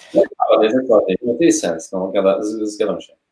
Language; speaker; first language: Polish; non-native, learner; English